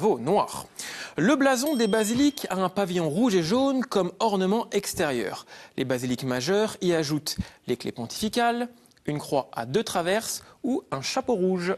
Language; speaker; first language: French; native; French